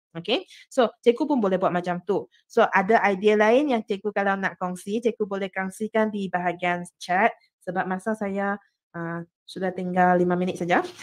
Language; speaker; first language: Malay; non-native, local second language; Chinese